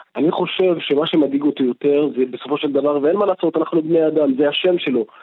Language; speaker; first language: Hebrew; non-native, local second language; Arabic